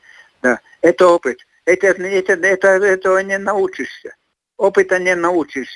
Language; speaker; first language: Russian; non-native, fluent; Latvian